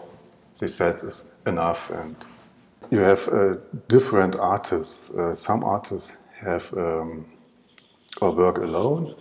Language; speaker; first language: English; non-native, learner; German